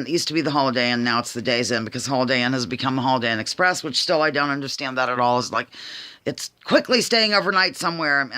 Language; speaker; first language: English; native; English